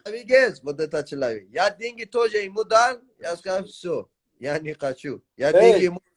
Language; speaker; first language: Russian; non-native, learner; Tajik